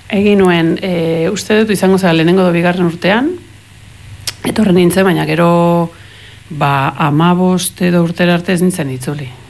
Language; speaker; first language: Basque; early bilingual, heritage; Basque